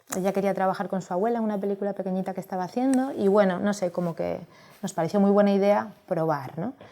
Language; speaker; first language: Spanish; native; Spanish